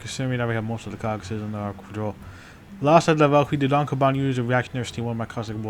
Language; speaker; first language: English; native; English